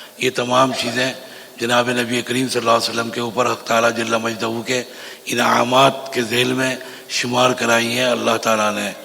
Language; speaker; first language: Urdu; native; Urdu